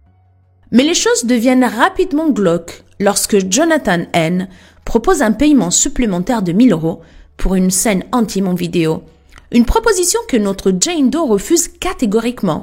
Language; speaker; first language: French; native; French